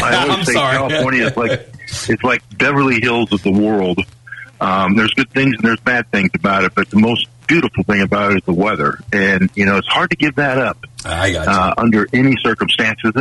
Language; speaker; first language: English; native; English